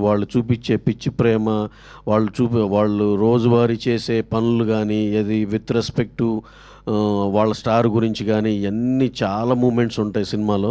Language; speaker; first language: Telugu; native; Telugu